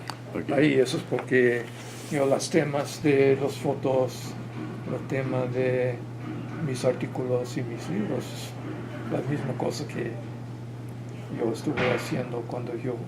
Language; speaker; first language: Spanish; non-native, fluent; English